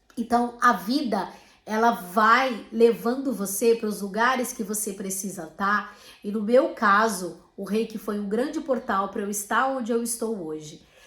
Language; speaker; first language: Portuguese; native; Portuguese